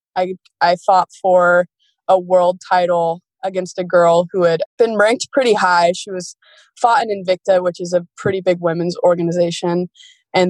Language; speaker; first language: English; native; English